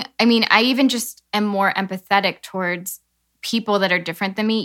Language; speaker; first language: English; native; English